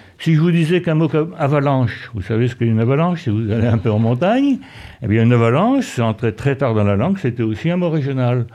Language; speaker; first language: French; native; French